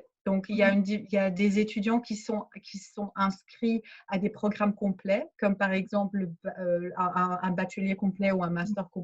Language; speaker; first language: French; early bilingual, other home language; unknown